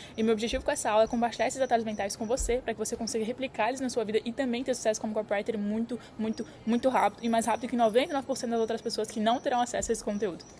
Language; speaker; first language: Portuguese; early bilingual, heritage; French